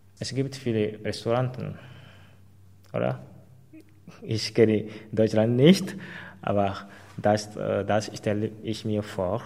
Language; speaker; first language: German; non-native, fluent; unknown